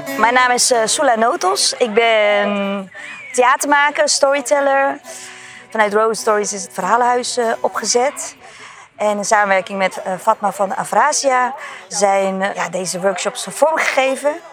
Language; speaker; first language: Dutch; non-native, learner; Persian